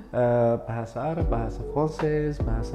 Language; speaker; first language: Indonesian; non-native, learner; Arabic